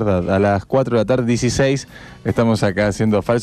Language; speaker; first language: Spanish; native; Spanish